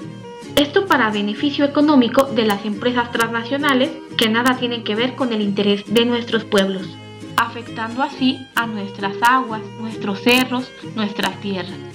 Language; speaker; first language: Spanish; native; Spanish